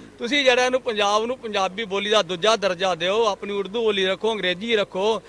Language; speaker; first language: Punjabi; native; Punjabi